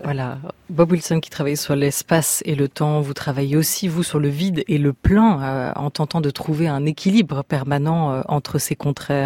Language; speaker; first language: French; native; French